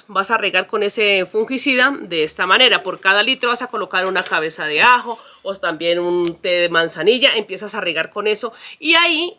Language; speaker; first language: Spanish; native; Spanish